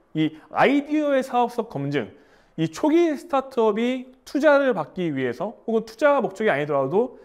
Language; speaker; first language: Korean; native; Korean